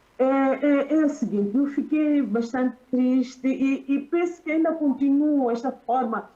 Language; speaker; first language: Portuguese; non-native, local second language; Tsonga